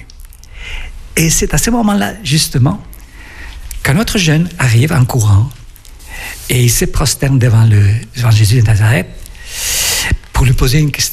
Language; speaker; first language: French; non-native, fluent; Spanish